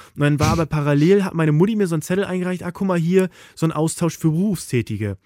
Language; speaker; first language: German; native; German